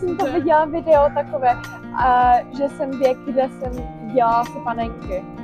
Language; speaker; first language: Czech; early bilingual, heritage; Czech